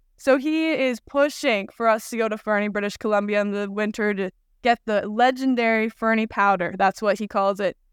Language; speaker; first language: English; native; English